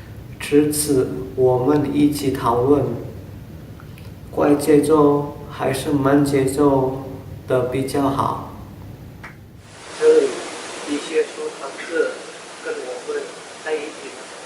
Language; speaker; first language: Chinese; non-native, learner; Indonesian